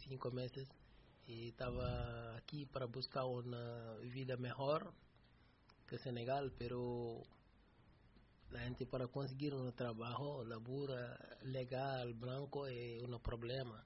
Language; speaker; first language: Spanish; non-native, learner; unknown